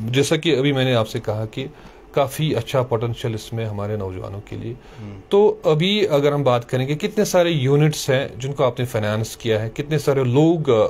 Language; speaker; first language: Hindi; non-native, local second language; Kashmiri